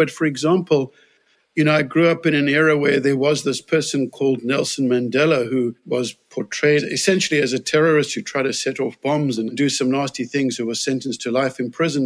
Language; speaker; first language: English; native; English